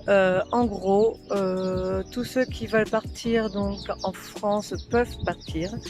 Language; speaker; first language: French; native; French